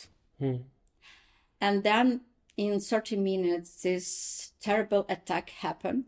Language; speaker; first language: English; non-native, fluent; Ukrainian